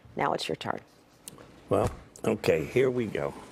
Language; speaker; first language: English; native; English